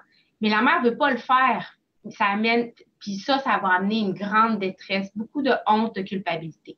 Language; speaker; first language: French; native; French